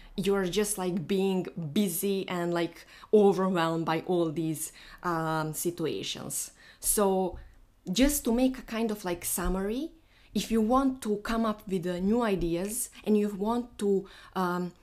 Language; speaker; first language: English; non-native, fluent; Bosnian